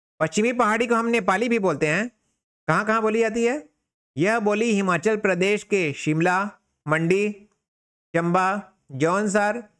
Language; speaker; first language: Hindi; native; Hindi